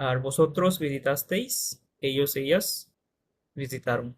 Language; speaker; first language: Spanish; non-native, fluent; Bangla